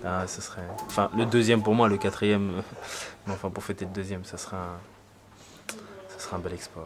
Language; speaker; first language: French; native; French